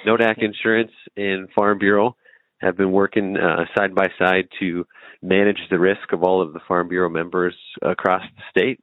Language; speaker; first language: English; native; English